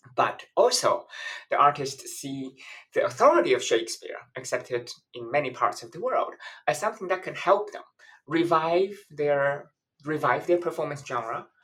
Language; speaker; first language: English; non-native, fluent; Chinese